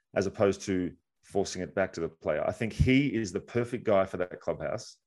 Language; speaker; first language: English; native; English